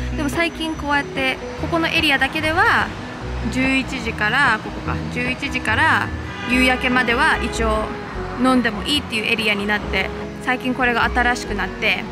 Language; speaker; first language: Japanese; early bilingual, heritage; Japanese